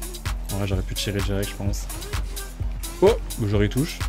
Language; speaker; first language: French; native; French